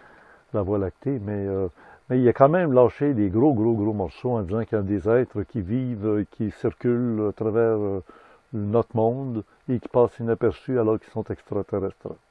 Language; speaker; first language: French; native; French